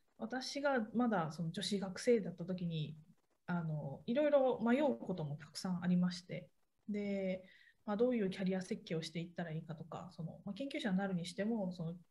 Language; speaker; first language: Japanese; native; Japanese